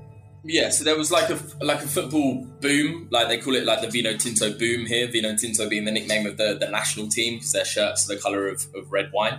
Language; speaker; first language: English; native; English